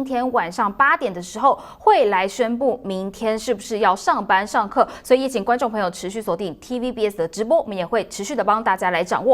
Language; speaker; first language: Chinese; native; Chinese